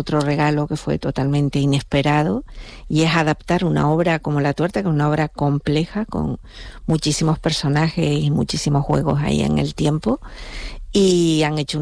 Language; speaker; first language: Spanish; native; Spanish